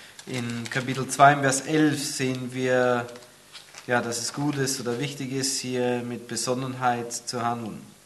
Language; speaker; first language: German; native; German